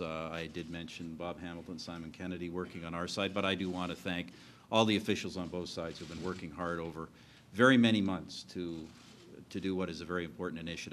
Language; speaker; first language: English; native; English